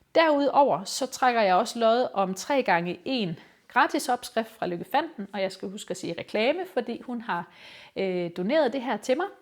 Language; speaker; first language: Danish; native; Danish